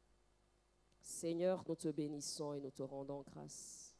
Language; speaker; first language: French; non-native, local second language; Lingala